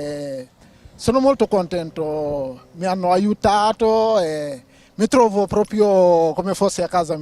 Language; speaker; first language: Italian; non-native, learner; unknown